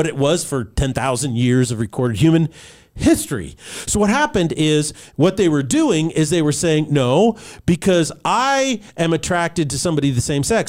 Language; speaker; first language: English; native; English